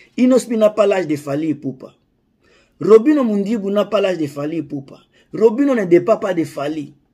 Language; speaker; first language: French; non-native, local second language; Lingala